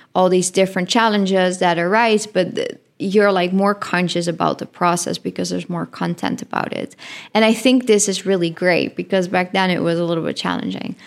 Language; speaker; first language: English; non-native, fluent; Dutch